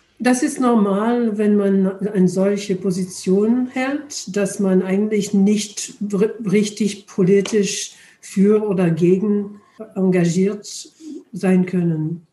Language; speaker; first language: German; non-native, learner; English